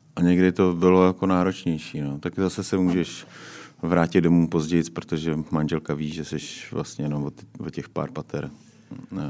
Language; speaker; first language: Czech; native; Czech